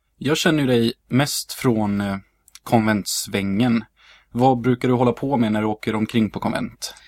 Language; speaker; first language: Swedish; early bilingual, other home language; Hungarian